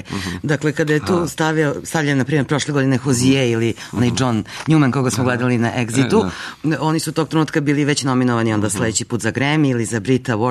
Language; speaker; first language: Serbian; native; Serbian